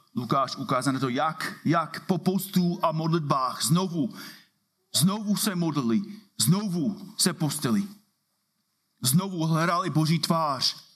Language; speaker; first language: Czech; non-native, fluent; English